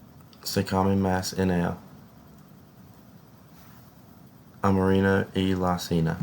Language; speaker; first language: Spanish; non-native, learner; English